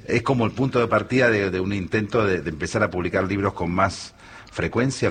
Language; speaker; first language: Spanish; native; Spanish